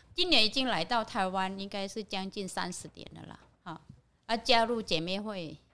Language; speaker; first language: Chinese; non-native, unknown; Thai